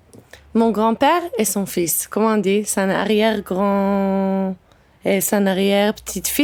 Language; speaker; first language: French; early bilingual, heritage; Hebrew